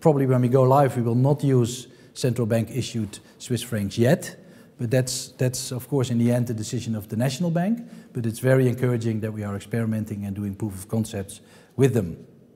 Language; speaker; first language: English; non-native, fluent; Dutch